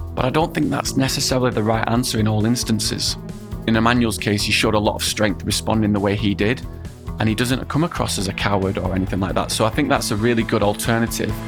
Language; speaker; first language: English; native; English